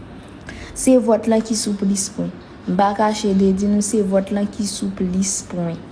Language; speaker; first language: French; non-native, learner; Haitian Creole